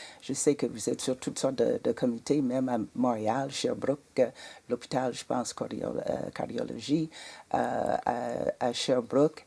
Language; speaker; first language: French; native; French